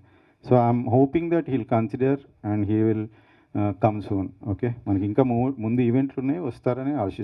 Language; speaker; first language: Telugu; native; Telugu